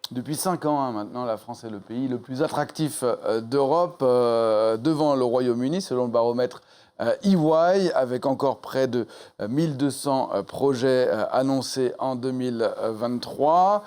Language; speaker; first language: French; native; French